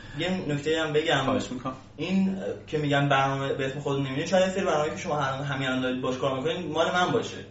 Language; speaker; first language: Persian; native; Persian